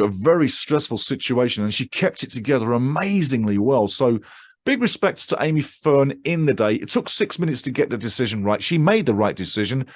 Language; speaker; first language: English; native; English